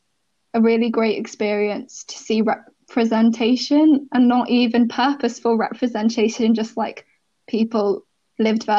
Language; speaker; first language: English; native; English